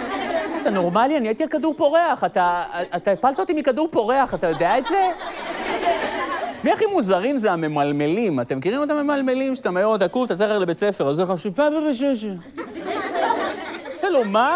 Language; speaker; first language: Hebrew; native; Hebrew